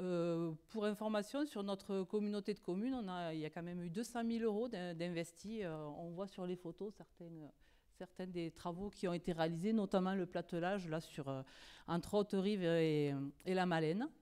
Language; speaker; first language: French; native; French